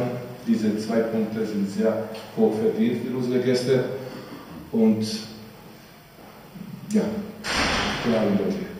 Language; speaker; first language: German; non-native, fluent; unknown